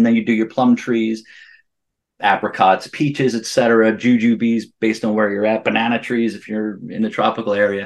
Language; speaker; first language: English; native; English